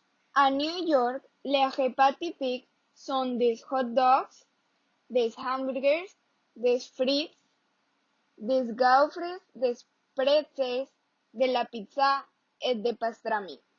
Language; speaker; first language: French; non-native, learner; Spanish